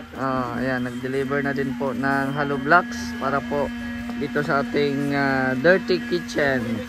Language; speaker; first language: Filipino; non-native, local second language; Cebuano